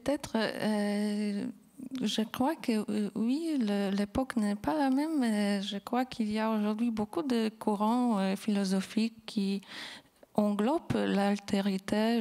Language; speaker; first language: French; non-native, fluent; Polish